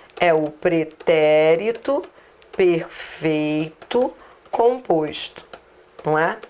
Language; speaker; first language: Portuguese; native; Portuguese